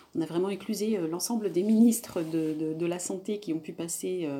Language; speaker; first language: French; native; French